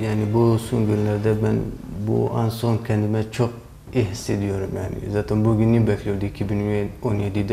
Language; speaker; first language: Turkish; non-native, learner; Kurdish